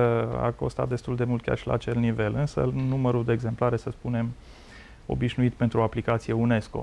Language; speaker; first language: Romanian; native; Romanian